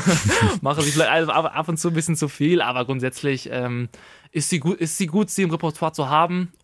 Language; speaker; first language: German; native; German